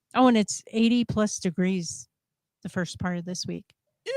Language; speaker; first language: English; native; English